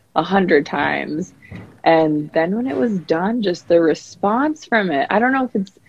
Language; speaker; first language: English; native; English